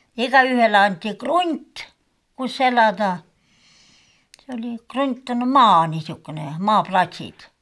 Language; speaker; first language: Estonian; early bilingual, heritage; Estonian